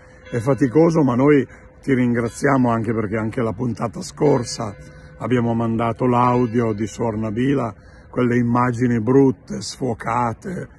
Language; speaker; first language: Italian; native; Italian